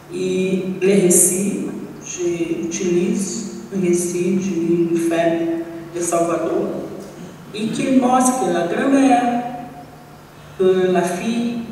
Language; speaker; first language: French; non-native, learner; Portuguese